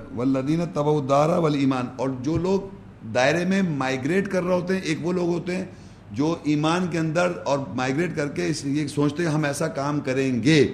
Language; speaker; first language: Urdu; native; Urdu